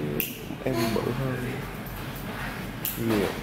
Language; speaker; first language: Vietnamese; non-native, fluent; Japanese